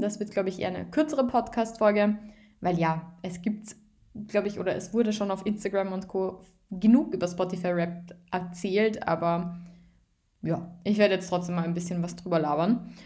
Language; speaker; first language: German; native; German